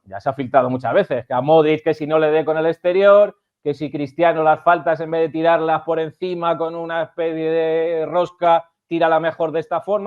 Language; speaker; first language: Spanish; native; Spanish